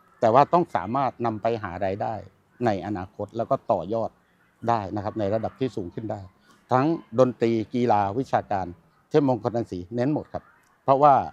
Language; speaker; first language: Thai; native; Thai